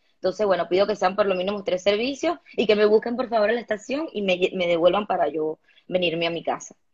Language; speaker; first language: Spanish; native; Spanish